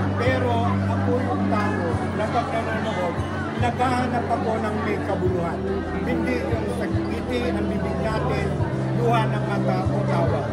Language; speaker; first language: Filipino; native; Filipino